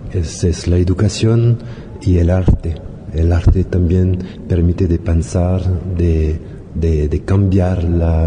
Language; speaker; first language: Spanish; non-native, learner; French